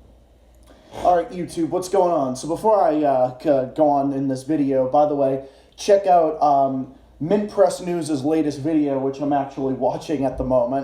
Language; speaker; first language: English; native; English